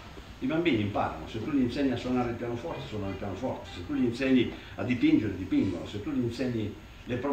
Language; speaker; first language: Italian; native; Italian